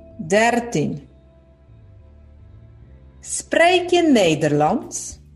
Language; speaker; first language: Dutch; non-native, fluent; Polish